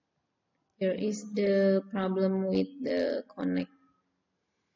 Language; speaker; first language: English; non-native, learner; Indonesian